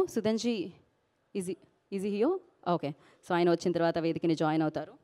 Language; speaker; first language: Telugu; native; Telugu